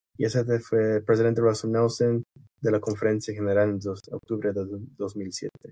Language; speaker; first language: Spanish; non-native, fluent; English